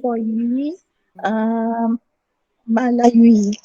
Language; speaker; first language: Chinese; non-native, learner; Malay